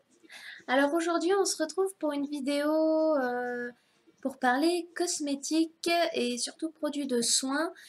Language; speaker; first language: French; native; French